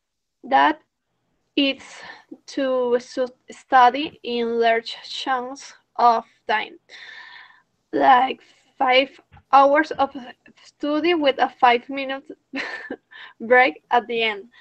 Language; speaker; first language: English; non-native, fluent; Spanish